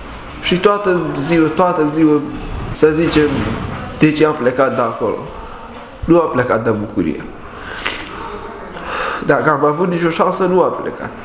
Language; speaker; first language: Romanian; non-native, learner; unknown